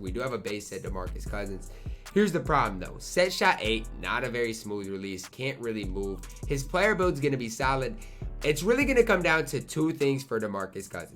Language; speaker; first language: English; native; English